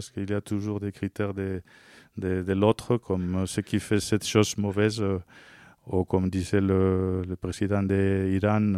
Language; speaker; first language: French; non-native, fluent; Spanish